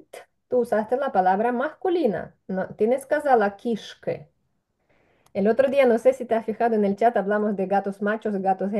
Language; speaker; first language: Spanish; non-native, fluent; Ukrainian